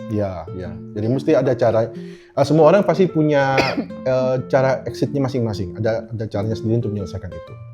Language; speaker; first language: Indonesian; native; Indonesian